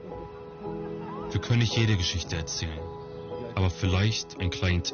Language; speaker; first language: German; early bilingual, other home language; Kurdish